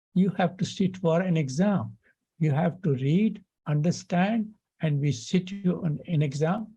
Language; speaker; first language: English; non-native, local second language; Urdu